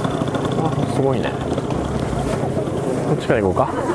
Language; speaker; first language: Japanese; native; Japanese